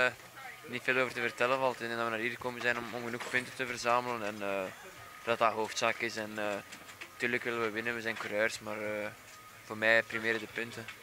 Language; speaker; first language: Dutch; native; Dutch